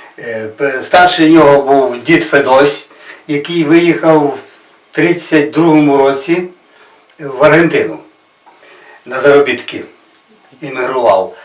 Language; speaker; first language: Ukrainian; native; Ukrainian